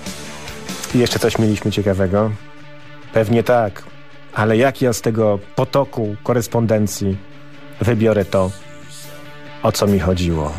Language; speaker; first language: Polish; native; Polish